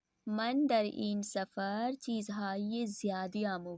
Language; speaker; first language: Persian; non-native, fluent; Urdu